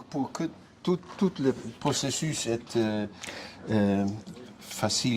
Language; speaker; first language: French; non-native, fluent; Dutch